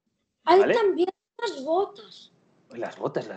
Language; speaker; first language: Spanish; early bilingual, heritage; Spanish